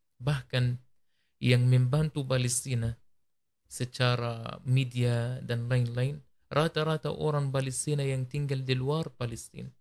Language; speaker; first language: Malay; non-native, learner; Arabic